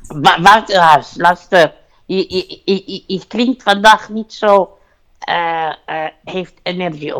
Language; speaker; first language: Dutch; non-native, learner; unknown